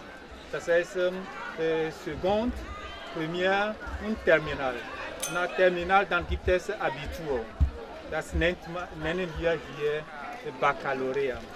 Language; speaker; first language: German; non-native, learner; French